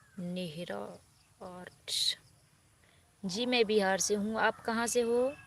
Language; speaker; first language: Hindi; native; Hindi